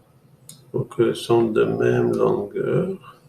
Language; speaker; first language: French; non-native, fluent; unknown